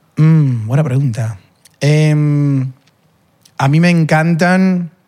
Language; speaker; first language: Spanish; non-native, fluent; English